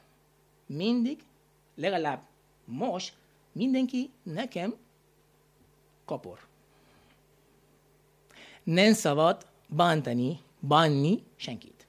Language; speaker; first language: Hungarian; non-native, learner; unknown